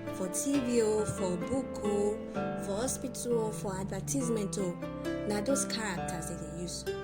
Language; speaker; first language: Nigerian Pidgin; non-native, local second language; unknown